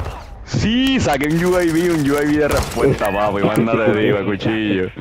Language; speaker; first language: Spanish; native; Spanish